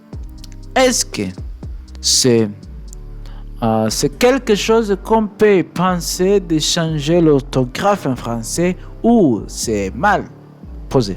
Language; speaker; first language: French; non-native, learner; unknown